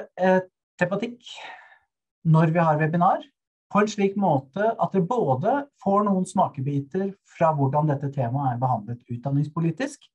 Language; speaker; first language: Norwegian; native; Norwegian